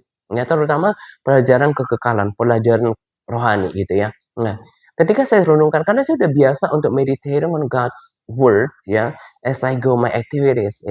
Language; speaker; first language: Indonesian; native; Indonesian